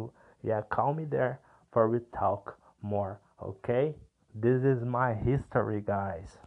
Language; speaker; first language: English; non-native, learner; Portuguese